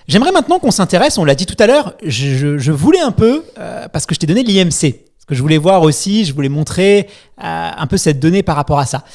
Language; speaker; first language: French; native; French